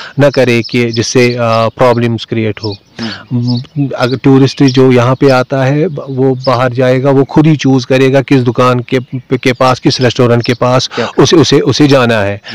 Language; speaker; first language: Hindi; non-native, local second language; Kashmiri